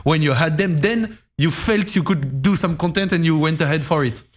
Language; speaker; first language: English; non-native, fluent; French